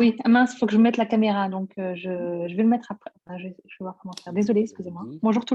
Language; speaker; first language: French; native; French